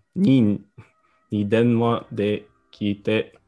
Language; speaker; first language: Japanese; non-native, learner; English